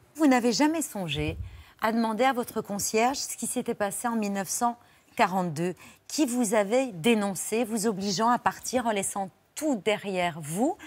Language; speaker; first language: French; native; French